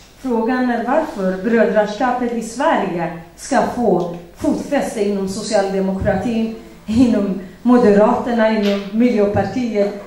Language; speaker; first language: Swedish; non-native, fluent; Central Kurdish